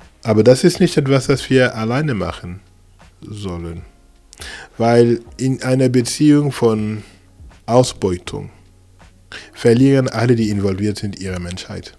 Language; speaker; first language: German; non-native, fluent; French